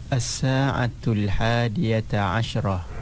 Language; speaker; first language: Arabic; non-native, fluent; Indonesian